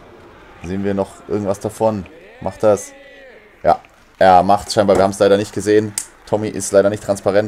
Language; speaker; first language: German; native; German